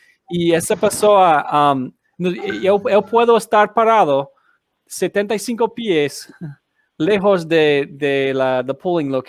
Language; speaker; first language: Portuguese; non-native, learner; English